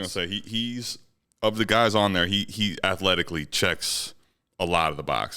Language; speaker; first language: English; native; English